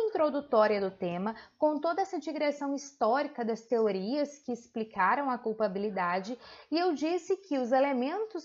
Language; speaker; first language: Portuguese; native; Portuguese